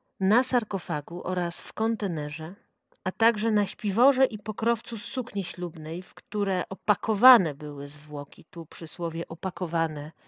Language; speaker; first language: Polish; native; Polish